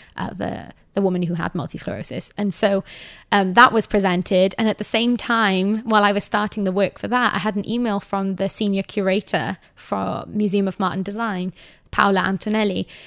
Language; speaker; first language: English; native; English